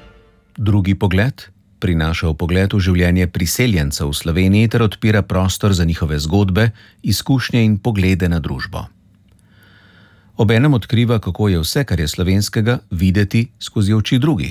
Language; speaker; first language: Slovenian; native; Slovenian